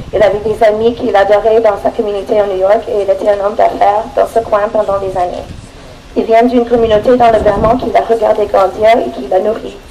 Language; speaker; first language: French; non-native, fluent; English